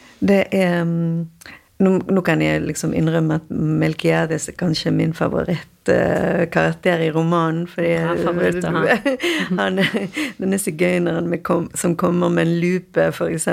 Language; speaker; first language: Norwegian; non-native, fluent; Spanish